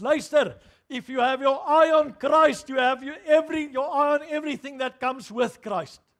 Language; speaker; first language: English; non-native, local second language; Afrikaans